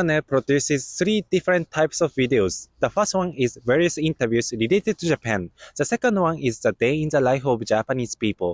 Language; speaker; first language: English; non-native, fluent; Japanese